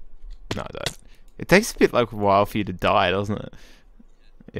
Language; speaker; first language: English; native; English